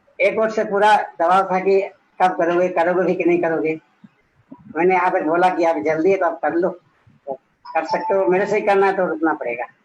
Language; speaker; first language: Hindi; native; Hindi